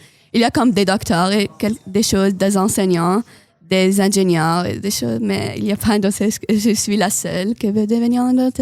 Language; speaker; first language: French; non-native, local second language; Arabic